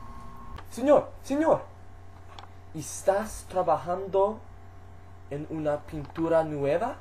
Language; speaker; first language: Spanish; non-native, learner; English